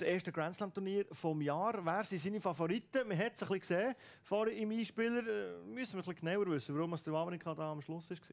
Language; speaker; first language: German; native; German